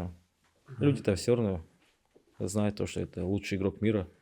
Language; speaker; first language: Russian; native; Russian